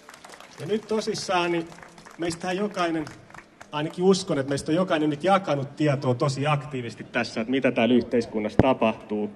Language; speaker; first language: Finnish; native; Finnish